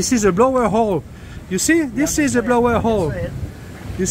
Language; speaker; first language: English; non-native, fluent; French